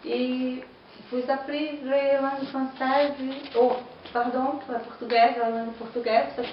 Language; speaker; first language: French; non-native, learner; Portuguese